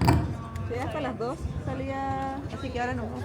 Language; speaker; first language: Spanish; native; Spanish